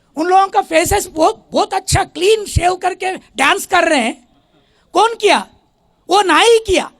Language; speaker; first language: Hindi; non-native, local second language; Telugu